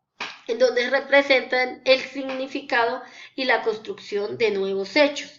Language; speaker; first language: Spanish; native; Spanish